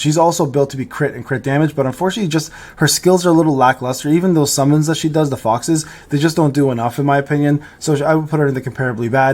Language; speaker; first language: English; native; English